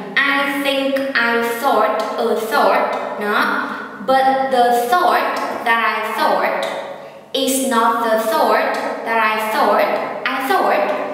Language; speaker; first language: English; non-native, fluent; Vietnamese